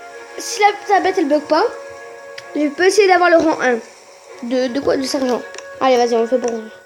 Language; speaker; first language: French; native; French